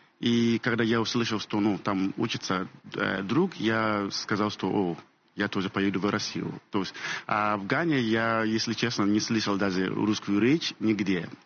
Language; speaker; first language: Russian; non-native, fluent; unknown